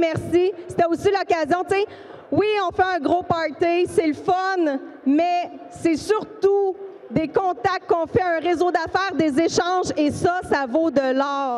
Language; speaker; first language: French; native; French